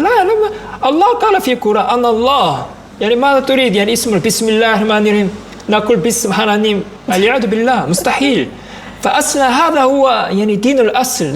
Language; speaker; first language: Arabic; non-native, fluent; Korean